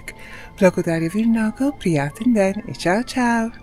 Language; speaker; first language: Bulgarian; non-native, learner; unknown